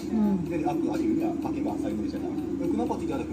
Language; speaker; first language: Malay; non-native, fluent; Japanese